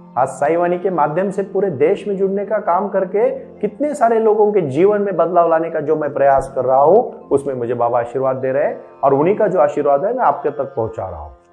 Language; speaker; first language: Hindi; non-native, local second language; Marathi